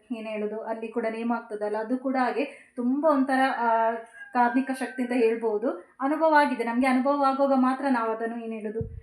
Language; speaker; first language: Kannada; native; Kannada